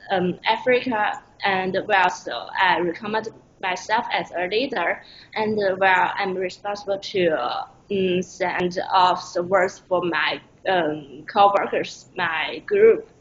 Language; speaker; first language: English; non-native, learner; Chinese